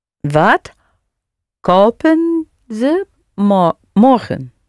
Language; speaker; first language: Dutch; non-native, learner; English